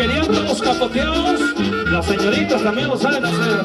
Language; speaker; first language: Spanish; native; Spanish